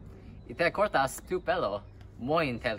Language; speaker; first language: Spanish; non-native, learner; English